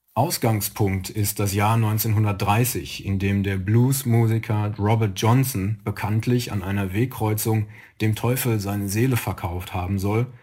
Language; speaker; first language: German; native; German